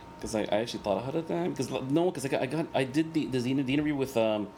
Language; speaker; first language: English; non-native, fluent; Spanish